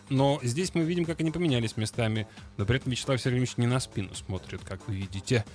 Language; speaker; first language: Russian; native; Russian